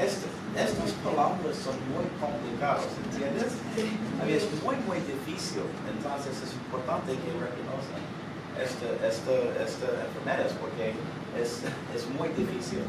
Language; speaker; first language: Spanish; early bilingual, heritage; English